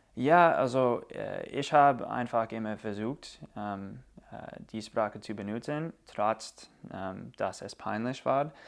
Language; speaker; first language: German; non-native, learner; English